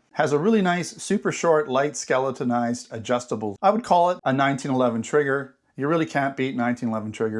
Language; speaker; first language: English; native; English